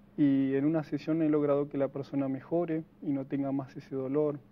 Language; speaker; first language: Spanish; native; Spanish